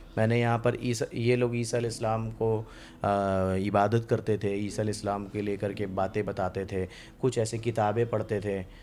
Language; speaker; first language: Hindi; non-native, local second language; Bangla